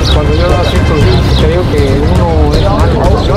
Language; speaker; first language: Spanish; native; Spanish